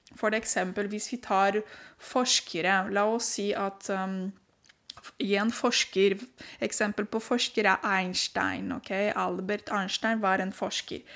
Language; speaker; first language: Norwegian; non-native, fluent; Romanian